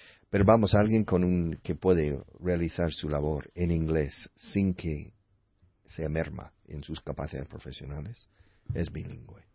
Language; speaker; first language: Spanish; non-native, fluent; English